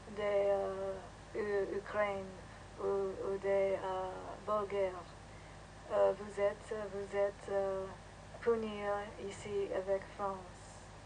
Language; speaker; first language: French; non-native, learner; English